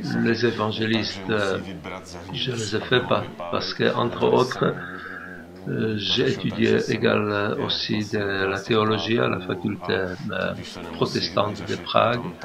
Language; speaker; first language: French; non-native, fluent; Czech